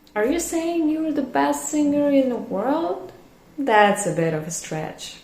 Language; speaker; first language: English; non-native, fluent; Ukrainian